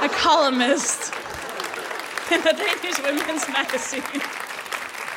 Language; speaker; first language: English; non-native, fluent; Danish